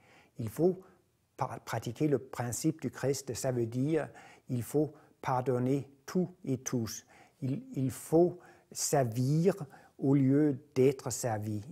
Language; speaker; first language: French; non-native, fluent; Danish